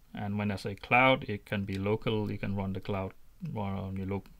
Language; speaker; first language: English; non-native, fluent; Danish